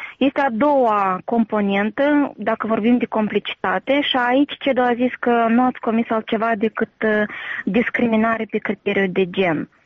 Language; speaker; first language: Romanian; native; Romanian